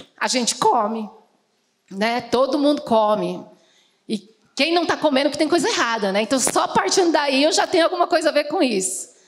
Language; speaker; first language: Portuguese; native; Portuguese